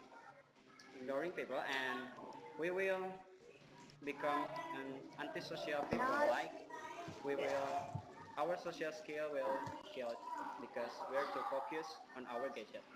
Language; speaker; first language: English; non-native, learner; Indonesian